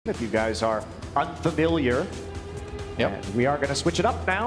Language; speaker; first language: English; native; English